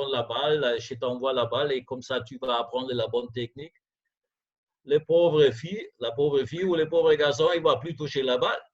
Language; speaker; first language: French; non-native, fluent; German